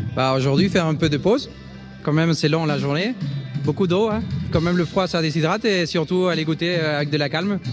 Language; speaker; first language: French; non-native, fluent; Spanish